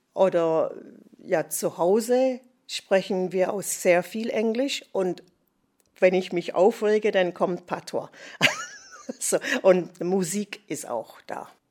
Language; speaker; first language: German; non-native, fluent; English